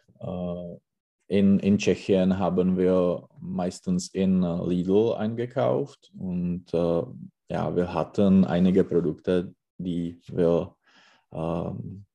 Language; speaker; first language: German; non-native, learner; Czech